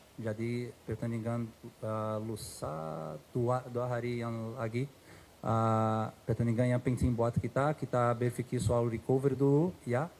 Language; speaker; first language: Indonesian; non-native, fluent; Portuguese